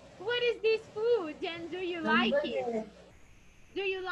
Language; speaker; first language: English; non-native, learner; Portuguese